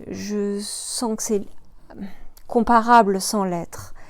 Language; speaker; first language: French; native; French